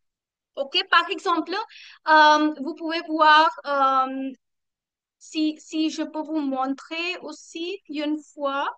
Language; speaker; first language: French; non-native, learner; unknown